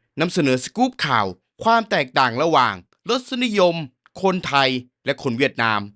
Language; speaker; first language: Thai; native; Thai